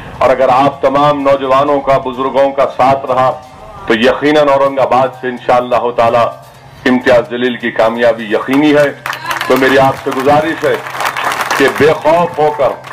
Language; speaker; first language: Urdu; native; Urdu